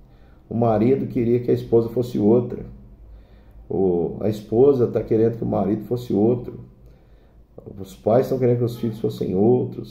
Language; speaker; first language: Portuguese; native; Portuguese